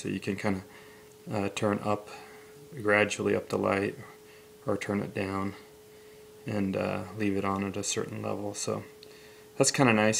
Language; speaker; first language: English; native; English